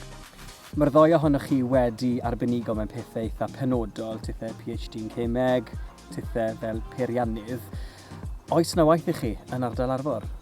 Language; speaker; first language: Welsh; native; Welsh